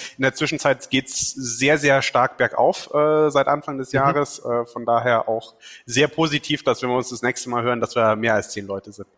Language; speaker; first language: German; native; German